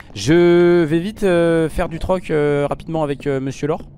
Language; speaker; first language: French; native; French